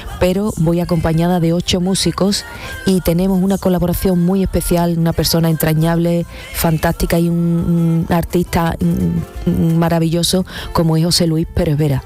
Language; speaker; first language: Spanish; native; Spanish